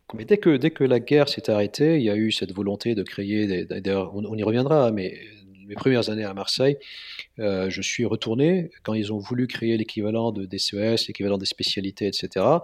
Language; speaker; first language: French; non-native, local second language; Arabic